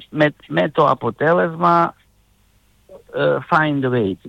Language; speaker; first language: Greek; non-native, learner; Serbian